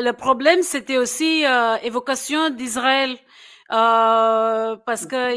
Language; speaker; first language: French; non-native, fluent; English